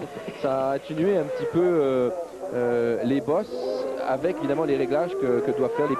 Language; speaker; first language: French; native; French